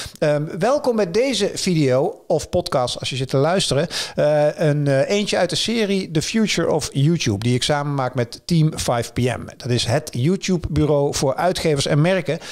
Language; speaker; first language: Dutch; native; Dutch